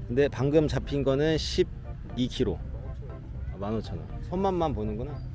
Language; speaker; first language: Korean; native; Korean